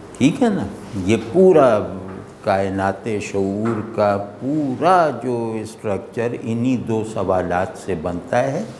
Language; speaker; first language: Urdu; native; Urdu